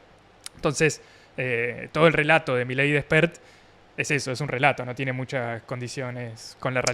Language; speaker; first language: Spanish; native; Spanish